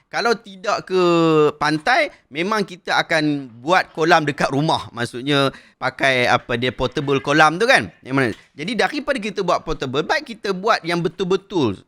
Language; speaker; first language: Malay; native; Malay